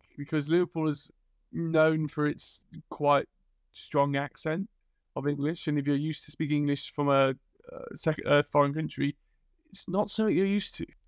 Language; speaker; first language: English; native; English